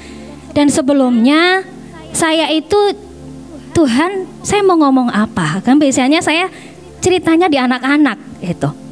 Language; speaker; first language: Indonesian; native; Indonesian